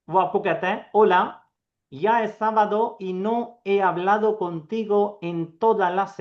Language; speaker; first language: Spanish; non-native, fluent; Urdu